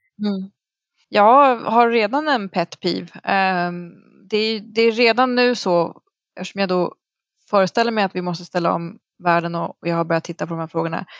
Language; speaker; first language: Swedish; native; Swedish